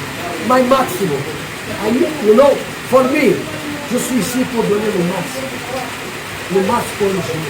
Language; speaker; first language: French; non-native, learner; Portuguese